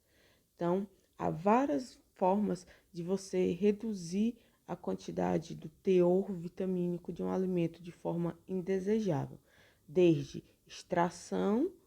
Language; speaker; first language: Portuguese; native; Portuguese